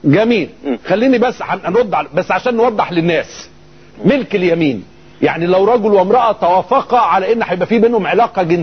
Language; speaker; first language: Arabic; native; Arabic